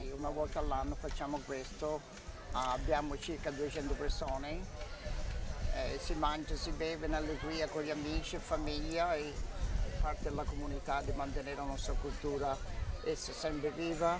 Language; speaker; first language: Italian; early bilingual, heritage; Italian